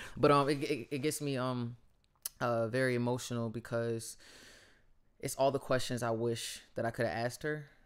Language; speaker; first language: English; native; English